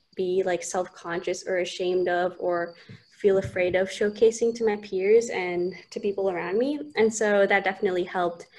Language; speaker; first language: English; native; English